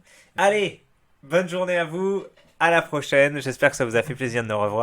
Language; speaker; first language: French; native; French